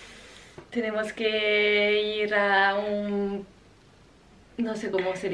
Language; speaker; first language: Spanish; non-native, fluent; Italian